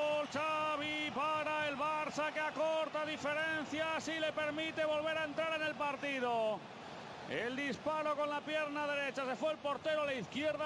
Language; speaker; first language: Spanish; native; Spanish